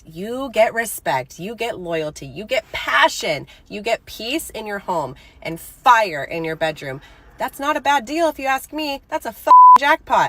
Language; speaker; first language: English; native; English